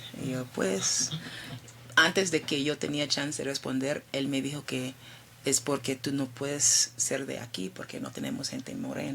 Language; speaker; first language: Spanish; early bilingual, heritage; Spanish